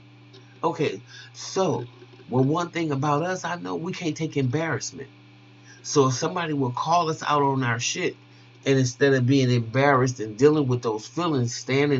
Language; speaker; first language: English; native; English